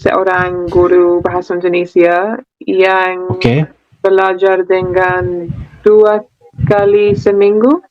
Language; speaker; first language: Indonesian; non-native, learner; English